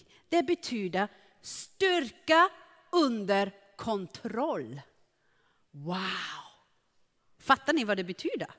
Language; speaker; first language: Swedish; non-native, fluent; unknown